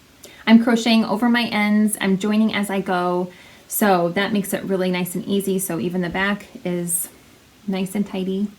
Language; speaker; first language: English; native; English